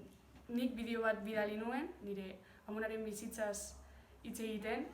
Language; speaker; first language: Basque; non-native, local second language; Spanish